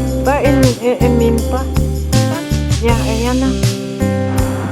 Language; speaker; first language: Danish; non-native, fluent; Filipino